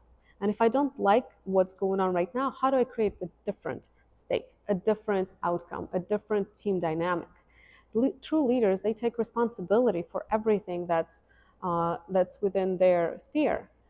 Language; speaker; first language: English; non-native, fluent; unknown